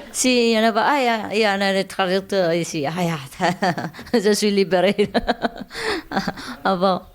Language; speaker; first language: French; non-native, learner; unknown